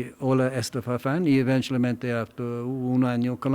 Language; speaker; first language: Spanish; non-native, learner; English